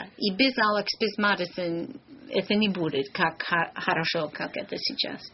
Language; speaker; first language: Russian; non-native, learner; English